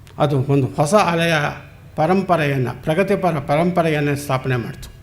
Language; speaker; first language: Kannada; native; Kannada